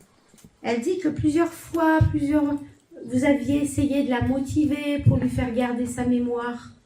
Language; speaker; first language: French; native; French